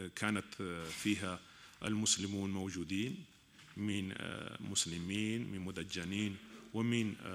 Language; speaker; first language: Arabic; non-native, fluent; Catalan